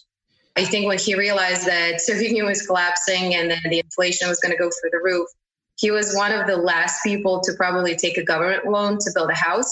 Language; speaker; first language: English; non-native, fluent; Uzbek